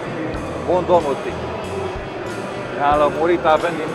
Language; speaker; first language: Romanian; native; Romanian